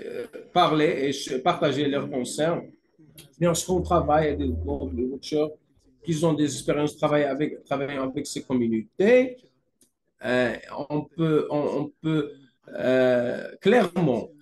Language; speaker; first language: French; non-native, fluent; English